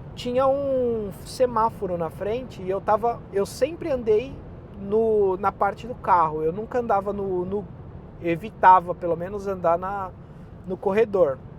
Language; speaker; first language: Portuguese; native; Portuguese